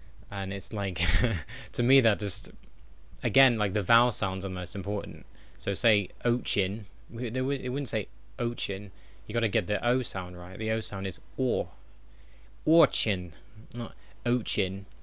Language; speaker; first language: English; native; English